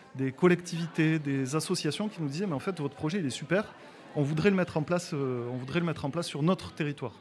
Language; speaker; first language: French; native; French